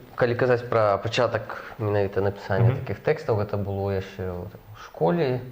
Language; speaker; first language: Belarusian; non-native, local second language; Russian